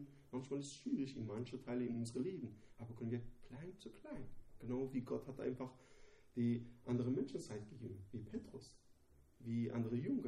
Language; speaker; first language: German; non-native, learner; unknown